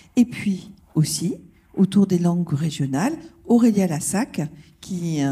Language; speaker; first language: French; native; French